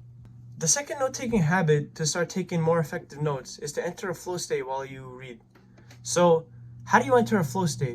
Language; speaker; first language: English; native; English